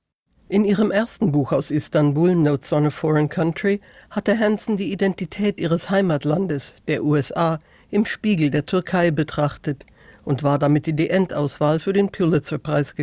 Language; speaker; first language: German; native; German